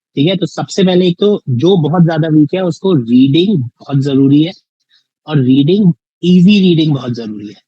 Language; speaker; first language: Hindi; native; Hindi